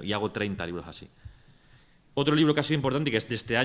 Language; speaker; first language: Spanish; native; Spanish